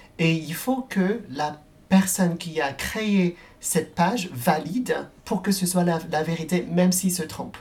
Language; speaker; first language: French; non-native, fluent; Cantonese